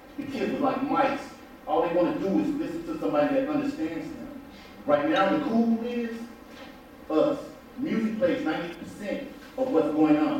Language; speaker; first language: English; native; English